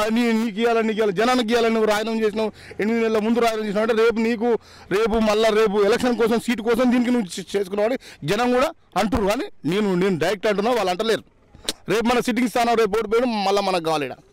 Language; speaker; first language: Telugu; native; Telugu